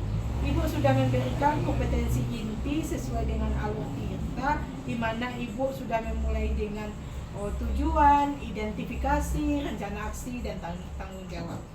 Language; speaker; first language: Indonesian; native; Indonesian